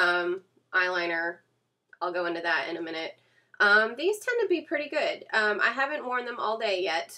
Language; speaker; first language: English; native; English